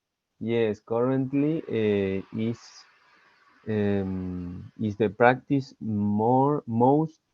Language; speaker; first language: English; non-native, learner; Spanish